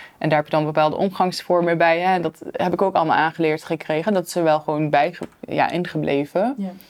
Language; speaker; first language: Dutch; early bilingual, other home language; Turkish